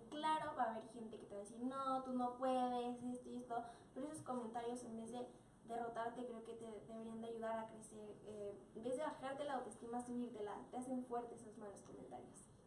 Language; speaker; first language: Spanish; native; Spanish